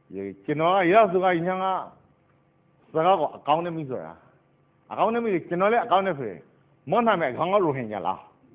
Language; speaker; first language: Burmese; native; Burmese